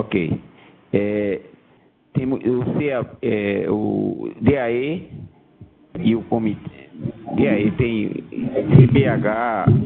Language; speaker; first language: Portuguese; native; Portuguese